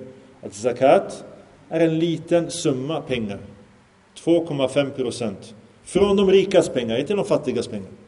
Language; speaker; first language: Swedish; early bilingual, other home language; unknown